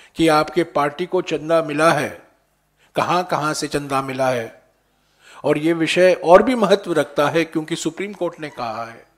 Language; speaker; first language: Hindi; native; Hindi